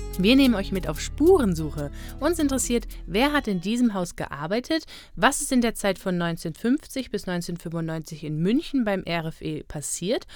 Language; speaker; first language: German; native; German